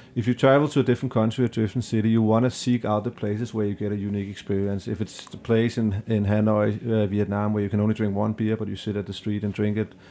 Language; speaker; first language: English; non-native, fluent; Danish